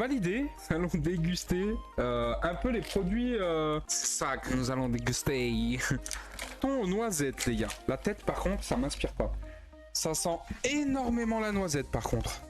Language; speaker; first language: French; native; French